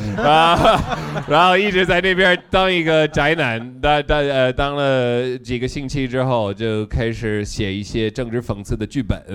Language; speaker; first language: Chinese; non-native, fluent; English